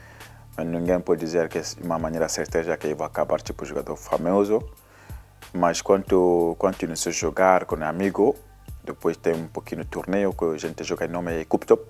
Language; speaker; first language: Portuguese; non-native, learner; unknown